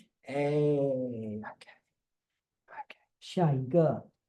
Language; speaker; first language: Chinese; non-native, fluent; English